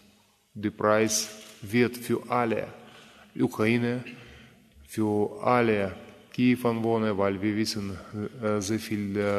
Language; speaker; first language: German; non-native, fluent; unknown